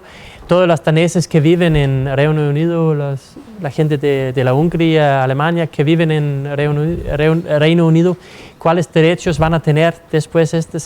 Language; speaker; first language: Spanish; non-native, fluent; Danish